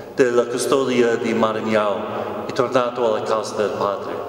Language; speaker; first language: Italian; non-native, fluent; English